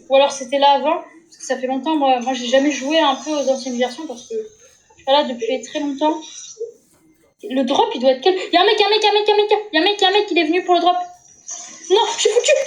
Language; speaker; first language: French; native; French